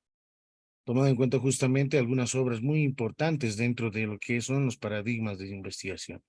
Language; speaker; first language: Spanish; native; Spanish